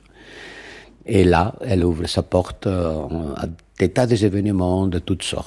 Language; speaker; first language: French; non-native, fluent; Catalan